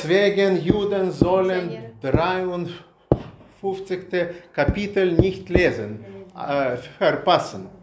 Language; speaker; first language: German; non-native, learner; Russian